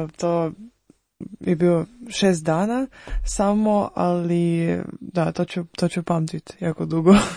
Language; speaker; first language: Croatian; non-native, fluent; Ukrainian